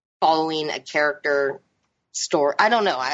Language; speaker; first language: English; native; English